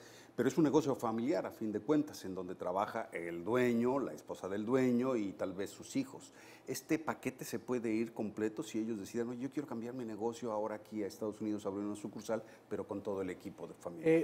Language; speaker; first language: Spanish; native; Spanish